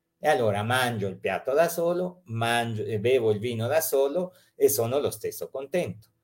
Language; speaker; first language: Italian; early bilingual, heritage; Italian